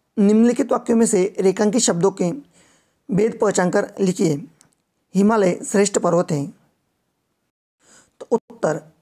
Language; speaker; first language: Hindi; non-native, local second language; Marathi